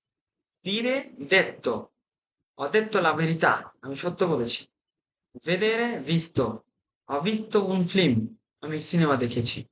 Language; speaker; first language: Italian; non-native, fluent; Bangla